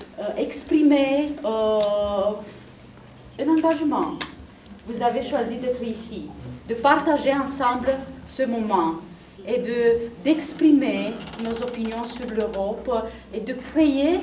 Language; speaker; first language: French; non-native, fluent; Italian